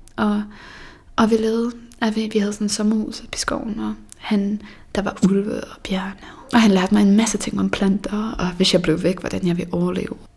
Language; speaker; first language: Danish; early bilingual, other home language; Bosnian